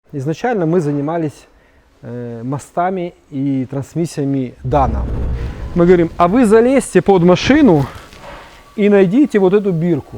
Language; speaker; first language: Russian; native; Russian